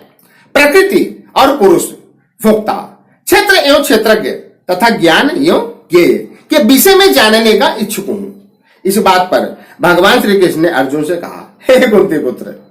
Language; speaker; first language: Hindi; native; Hindi